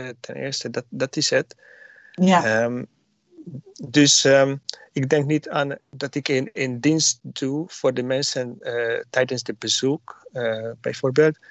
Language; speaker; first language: Dutch; non-native, learner; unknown